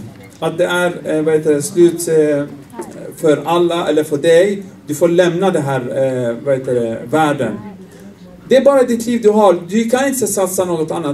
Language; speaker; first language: Swedish; non-native, fluent; Arabic